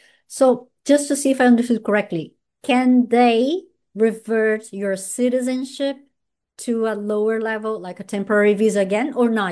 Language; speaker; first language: English; non-native, fluent; Portuguese